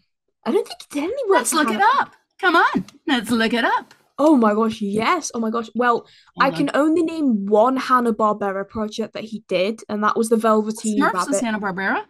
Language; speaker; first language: English; native; English